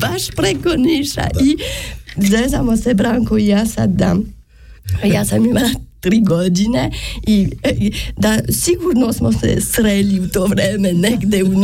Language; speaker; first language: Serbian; non-native, learner; French